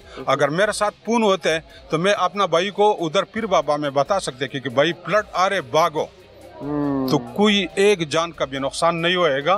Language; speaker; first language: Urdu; non-native, local second language; Pashto